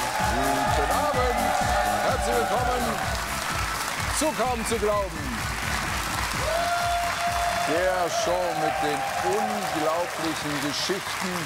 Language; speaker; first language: German; native; German